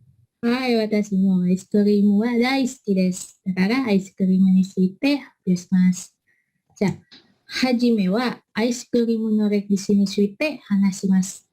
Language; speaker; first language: Japanese; non-native, learner; Indonesian